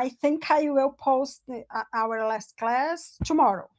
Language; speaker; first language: English; non-native, learner; Portuguese